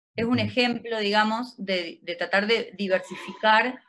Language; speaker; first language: Spanish; native; Spanish